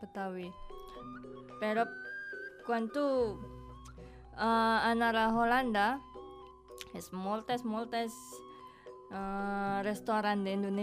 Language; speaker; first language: Catalan; non-native, learner; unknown